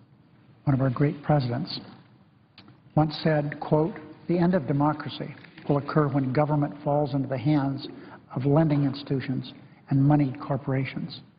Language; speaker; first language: English; native; English